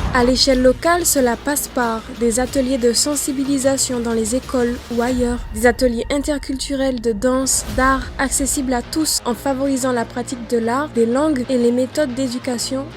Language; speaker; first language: French; native; French